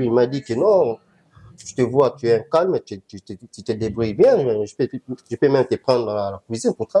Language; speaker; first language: French; non-native, local second language; Lingala